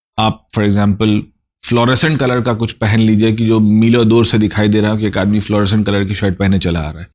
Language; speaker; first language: Urdu; native; Urdu